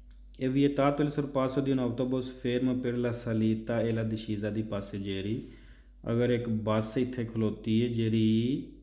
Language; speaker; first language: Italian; non-native, fluent; Punjabi